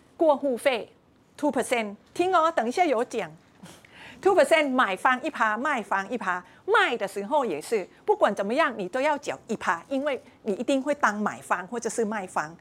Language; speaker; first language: Chinese; non-native, fluent; Thai